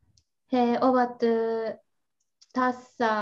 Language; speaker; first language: Finnish; non-native, learner; Japanese